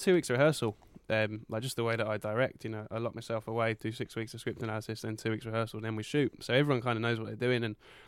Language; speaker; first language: English; native; English